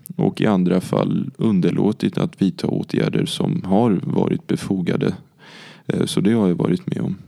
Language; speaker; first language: Swedish; early bilingual, other home language; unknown